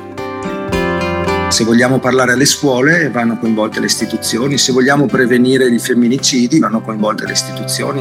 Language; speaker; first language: Italian; native; Italian